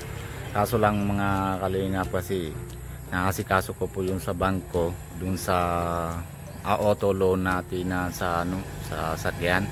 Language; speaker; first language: Filipino; non-native, local second language; Bikol